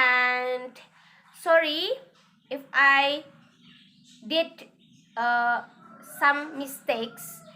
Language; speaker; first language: English; non-native, learner; Indonesian